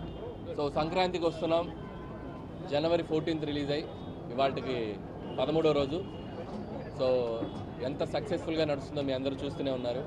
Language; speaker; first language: Telugu; native; Telugu